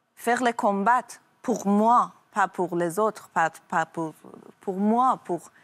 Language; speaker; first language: French; non-native, learner; Persian